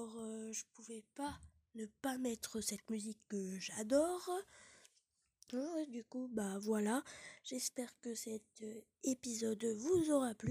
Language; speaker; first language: French; native; French